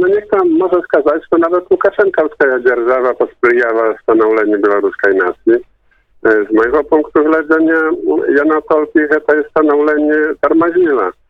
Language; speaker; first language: Polish; non-native, local second language; Belarusian